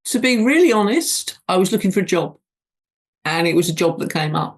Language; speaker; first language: English; native; English